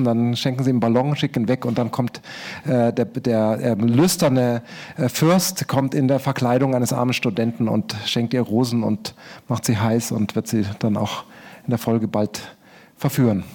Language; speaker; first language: German; native; German